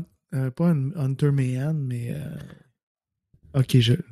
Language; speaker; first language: French; native; French